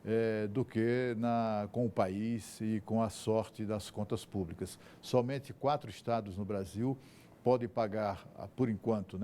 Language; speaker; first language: Portuguese; native; Portuguese